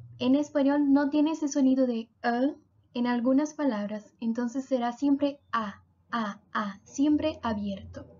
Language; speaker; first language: Spanish; non-native, fluent; Portuguese